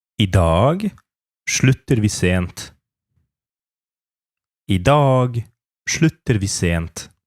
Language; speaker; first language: Norwegian; non-native, fluent; Polish